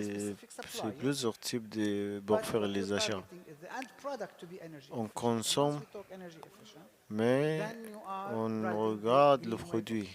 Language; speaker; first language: French; non-native, learner; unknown